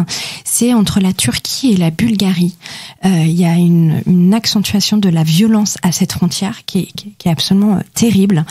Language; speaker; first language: French; native; French